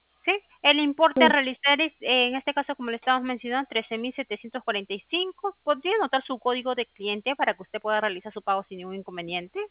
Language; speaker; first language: Spanish; native; Spanish